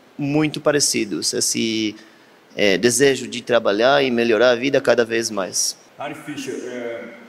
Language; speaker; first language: Portuguese; non-native, fluent; Hebrew